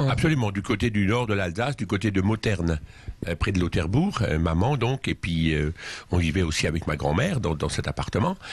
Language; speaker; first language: French; non-native, local second language; Swiss German